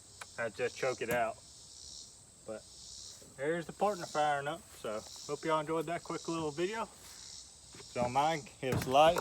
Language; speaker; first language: English; native; English